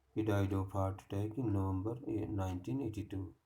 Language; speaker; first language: English; non-native, local second language; Hindi